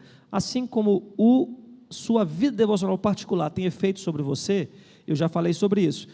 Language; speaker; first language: Portuguese; native; Portuguese